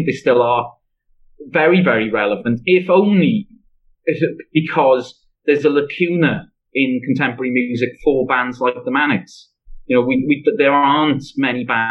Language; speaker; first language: English; native; English